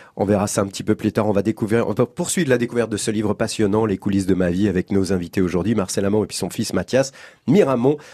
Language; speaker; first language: French; native; French